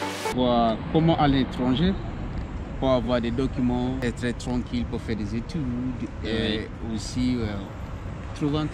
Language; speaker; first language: French; non-native, learner; English